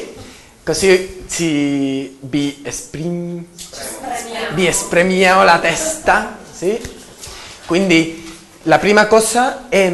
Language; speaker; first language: Italian; non-native, learner; Spanish